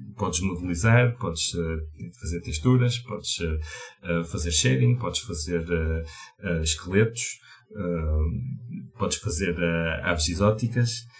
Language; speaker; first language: Portuguese; native; Portuguese